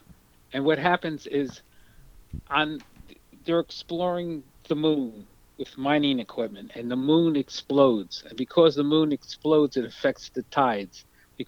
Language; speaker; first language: English; native; English